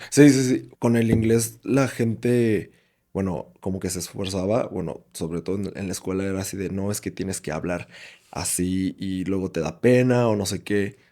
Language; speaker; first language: Spanish; early bilingual, other home language; Cantonese